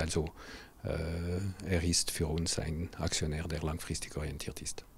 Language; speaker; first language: German; non-native, local second language; French